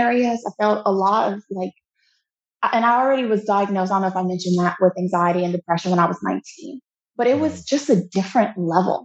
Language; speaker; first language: English; native; English